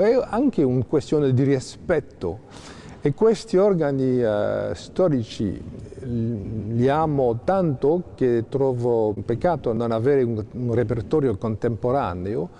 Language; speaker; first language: Italian; non-native, fluent; French